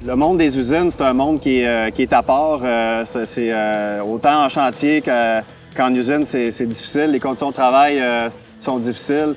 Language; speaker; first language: French; native; French